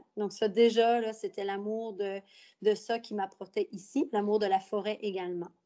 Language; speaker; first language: French; native; French